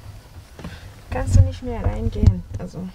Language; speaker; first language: German; non-native, learner; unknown